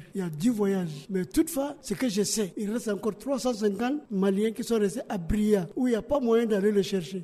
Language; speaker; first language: French; non-native, local second language; Soninke